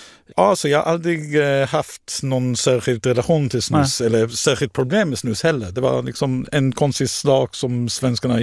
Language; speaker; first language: Swedish; non-native, fluent; Hebrew